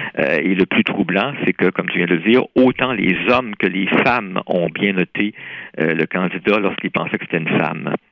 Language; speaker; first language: French; native; French